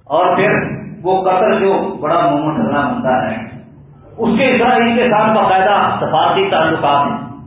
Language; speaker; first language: Urdu; non-native, local second language; Punjabi